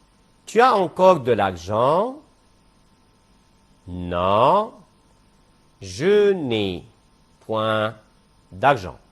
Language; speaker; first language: French; non-native, fluent; Arabic